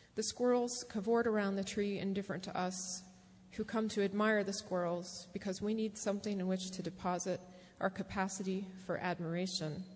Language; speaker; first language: English; native; English